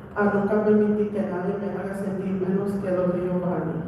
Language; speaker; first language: Spanish; early bilingual, other home language; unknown